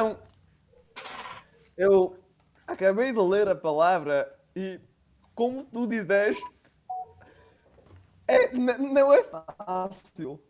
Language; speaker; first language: Portuguese; non-native, fluent; Italian